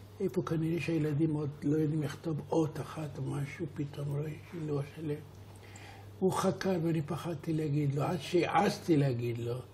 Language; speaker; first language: Hebrew; non-native, fluent; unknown